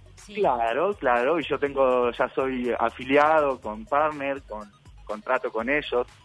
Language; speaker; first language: Spanish; native; Spanish